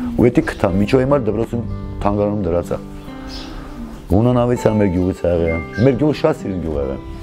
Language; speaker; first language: Armenian; non-native, local second language; Kurdish